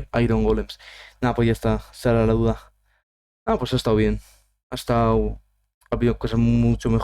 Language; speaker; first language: Spanish; native; Spanish